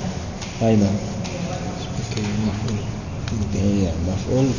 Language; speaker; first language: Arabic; non-native, fluent; Indonesian